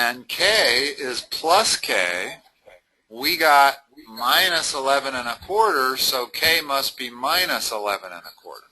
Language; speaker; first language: English; native; English